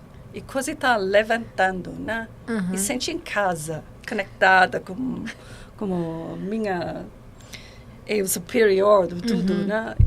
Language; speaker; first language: Portuguese; non-native, learner; English